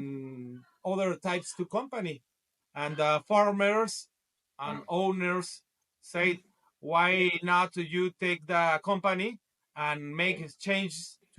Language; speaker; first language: English; non-native, learner; Spanish